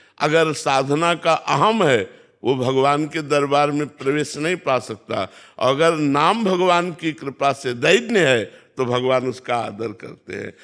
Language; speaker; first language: Hindi; native; Hindi